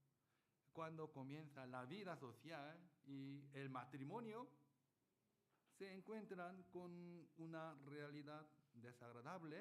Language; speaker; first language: Spanish; non-native, learner; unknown